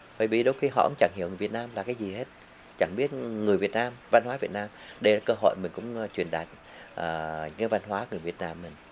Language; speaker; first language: Vietnamese; native; Vietnamese